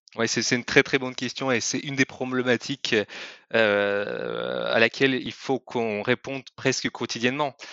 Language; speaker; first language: French; non-native, fluent; Russian